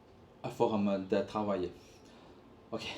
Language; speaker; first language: French; non-native, learner; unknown